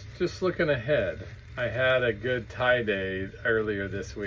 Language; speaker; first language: English; native; English